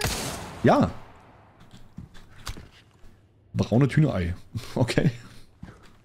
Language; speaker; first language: German; native; German